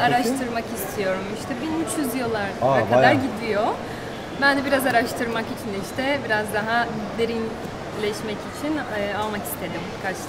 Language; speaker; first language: Turkish; non-native, fluent; Portuguese